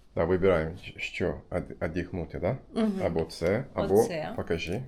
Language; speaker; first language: Russian; non-native, learner; Turkish